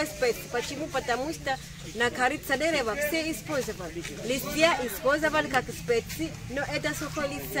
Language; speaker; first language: Russian; non-native, learner; Swahili